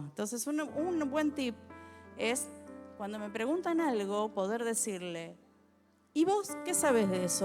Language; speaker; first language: Spanish; native; Spanish